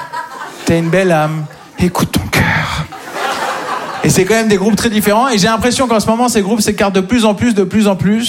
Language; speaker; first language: French; native; French